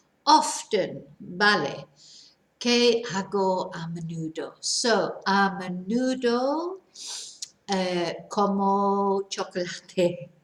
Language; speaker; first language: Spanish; non-native, fluent; English